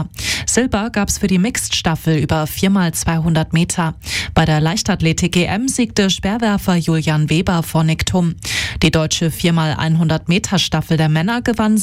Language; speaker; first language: German; native; German